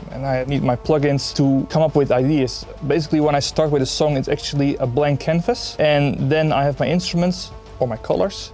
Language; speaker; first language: English; non-native, fluent; Dutch